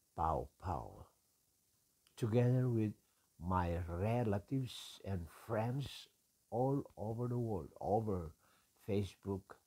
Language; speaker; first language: English; non-native, local second language; Iloko